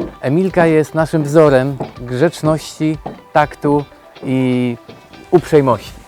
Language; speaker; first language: Polish; native; Polish